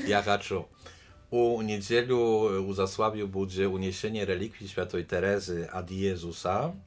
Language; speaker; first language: Polish; non-native, learner; Belarusian